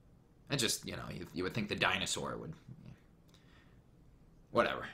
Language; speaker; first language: English; native; English